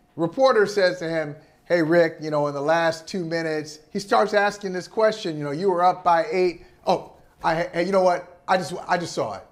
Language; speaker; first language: English; native; English